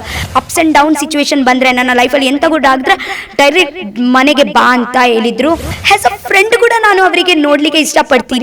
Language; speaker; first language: Kannada; non-native, learner; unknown